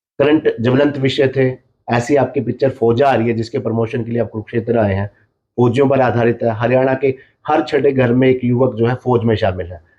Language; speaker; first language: Hindi; native; Hindi